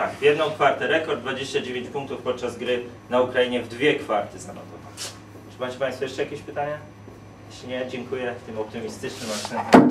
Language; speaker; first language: Polish; native; Polish